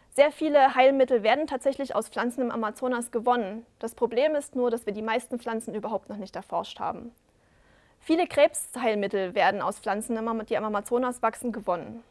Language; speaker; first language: German; native; German